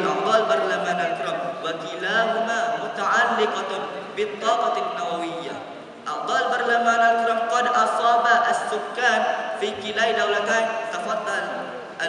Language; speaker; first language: Arabic; non-native, learner; Malay